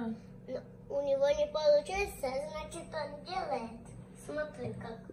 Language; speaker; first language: Russian; early bilingual, heritage; Russian